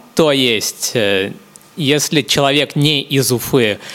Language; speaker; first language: Russian; non-native, fluent; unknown